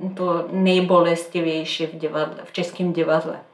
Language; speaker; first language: Czech; non-native, fluent; Serbian